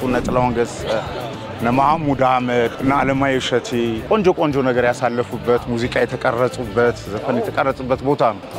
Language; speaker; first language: Amharic; native; Amharic